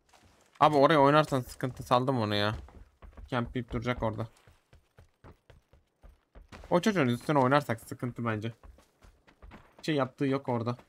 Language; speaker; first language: Turkish; native; Turkish